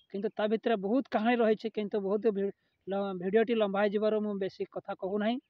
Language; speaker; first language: Odia; non-native, local second language; Santali